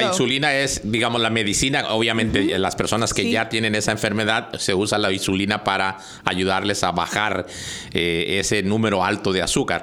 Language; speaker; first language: Spanish; native; Spanish